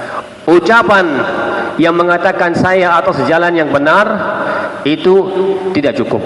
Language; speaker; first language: Indonesian; non-native, fluent; Arabic